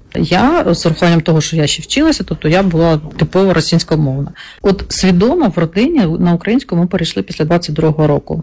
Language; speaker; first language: Ukrainian; non-native, local second language; Russian